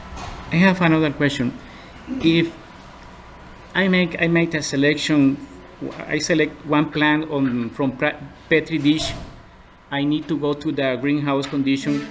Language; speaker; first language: English; non-native, learner; Spanish